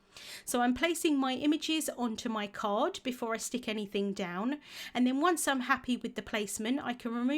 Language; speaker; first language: English; native; English